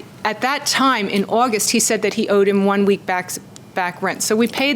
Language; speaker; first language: English; native; English